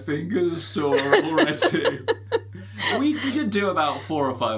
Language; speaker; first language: English; native; English